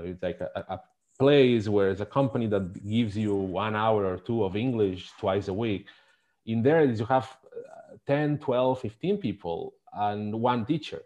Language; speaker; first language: English; non-native, fluent; Spanish